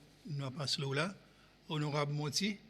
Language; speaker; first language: French; non-native, local second language; Seselwa Creole French